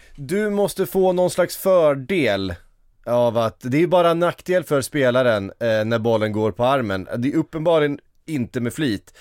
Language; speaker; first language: Swedish; native; Swedish